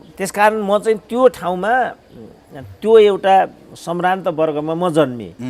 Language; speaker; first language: Nepali; native; Nepali